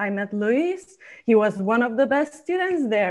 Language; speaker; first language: English; non-native, fluent; Lithuanian